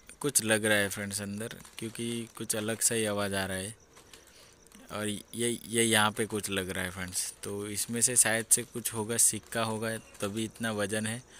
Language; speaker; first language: Hindi; native; Hindi